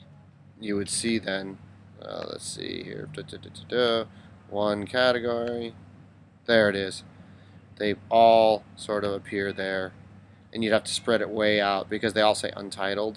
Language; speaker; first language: English; native; English